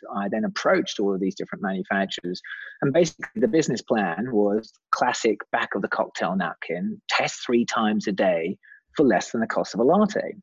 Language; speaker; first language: English; native; English